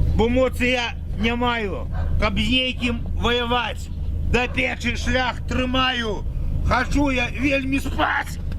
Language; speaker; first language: Belarusian; native; Belarusian